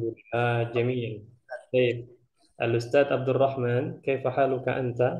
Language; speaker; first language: Arabic; non-native, fluent; Indonesian